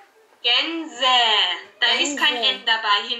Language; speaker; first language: German; native; German